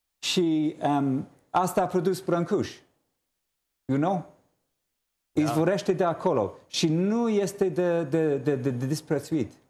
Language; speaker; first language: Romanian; non-native, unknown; English